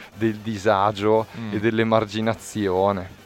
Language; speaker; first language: Italian; native; Italian